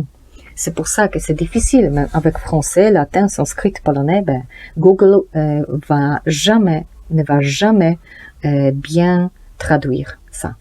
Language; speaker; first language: French; non-native, learner; Polish